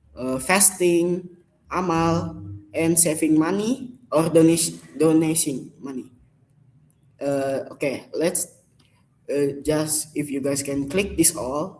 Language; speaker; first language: English; non-native, learner; Indonesian